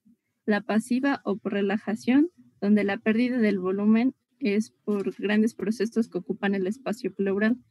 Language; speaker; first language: Spanish; native; Spanish